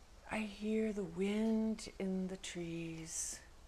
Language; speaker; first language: English; native; English